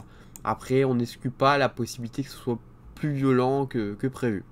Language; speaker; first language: French; native; French